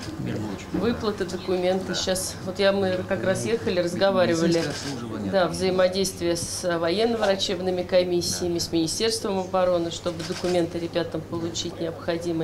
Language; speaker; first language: Russian; native; Russian